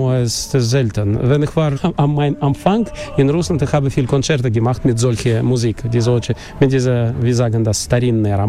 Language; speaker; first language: German; non-native, learner; Russian